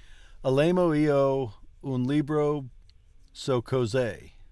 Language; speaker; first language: Italian; non-native, learner; English